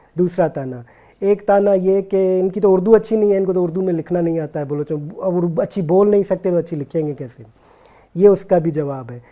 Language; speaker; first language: Urdu; non-native, local second language; Baluchi